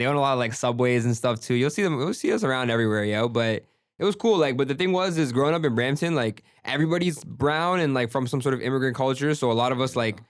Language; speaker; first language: English; early bilingual, other home language; Gujarati